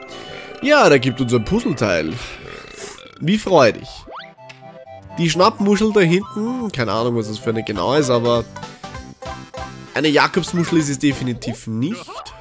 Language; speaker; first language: German; native; German